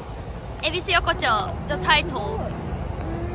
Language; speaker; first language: English; non-native, learner; Japanese